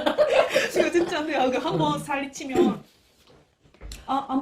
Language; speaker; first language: Korean; non-native, learner; Japanese